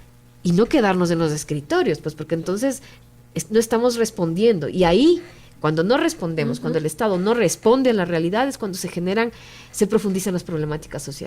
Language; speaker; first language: Spanish; native; Spanish